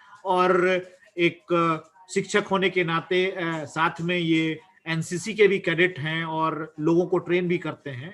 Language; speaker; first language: Hindi; native; Hindi